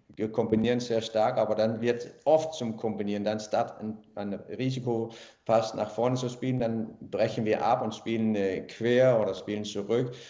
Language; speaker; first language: German; non-native, fluent; Danish